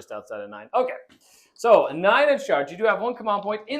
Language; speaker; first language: English; native; English